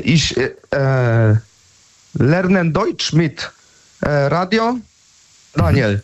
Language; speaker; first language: German; non-native, learner; Polish